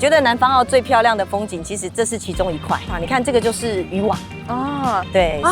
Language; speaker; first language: Chinese; native; Chinese